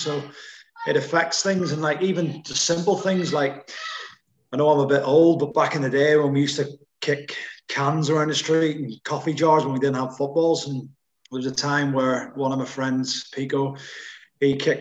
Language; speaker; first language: English; native; English